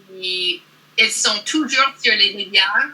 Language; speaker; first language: French; non-native, learner; English